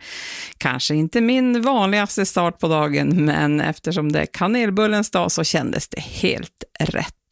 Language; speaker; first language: Swedish; native; Swedish